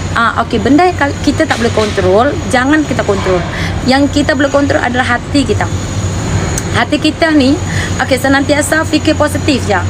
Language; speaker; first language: Malay; native; Malay